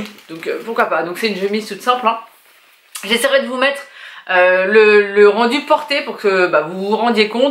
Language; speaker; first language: French; native; French